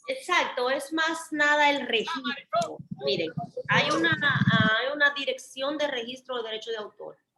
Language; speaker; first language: Spanish; native; Spanish